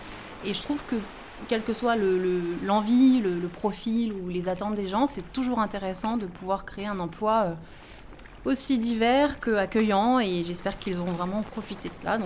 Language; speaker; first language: French; native; French